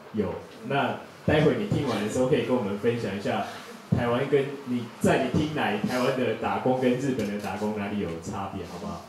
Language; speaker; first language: Chinese; native; Chinese